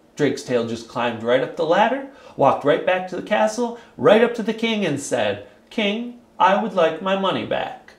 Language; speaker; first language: English; native; English